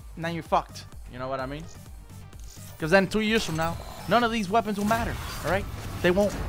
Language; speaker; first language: English; native; English